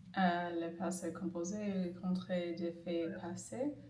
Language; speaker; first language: French; non-native, learner; English